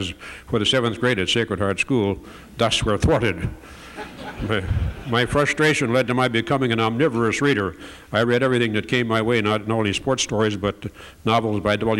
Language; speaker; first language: English; native; English